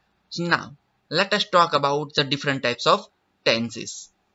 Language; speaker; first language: English; non-native, local second language; Gujarati